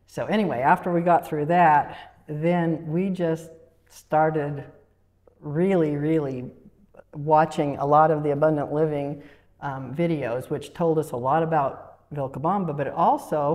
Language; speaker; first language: English; native; English